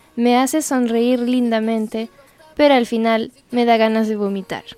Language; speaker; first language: Spanish; non-native, fluent; French